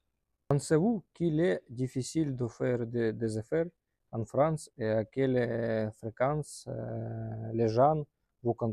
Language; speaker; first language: French; non-native, learner; Russian